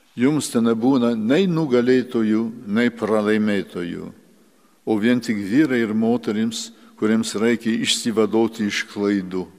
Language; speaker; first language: Lithuanian; early bilingual, heritage; Lithuanian